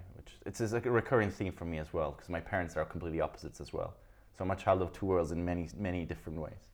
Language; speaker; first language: English; early bilingual, other home language; Italian